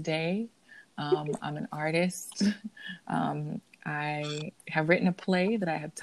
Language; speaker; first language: English; native; English